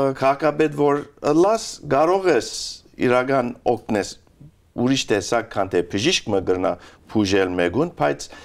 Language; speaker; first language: Armenian; early bilingual, heritage; Armenian